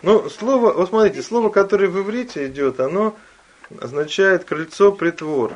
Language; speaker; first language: Russian; native; Russian